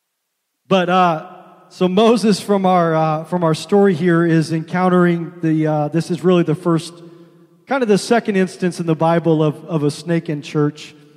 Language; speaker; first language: English; native; English